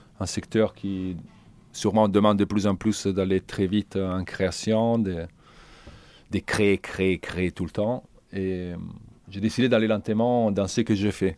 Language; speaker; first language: French; non-native, fluent; Italian